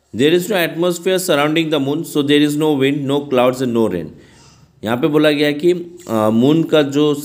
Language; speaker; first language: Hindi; non-native, local second language; Bangla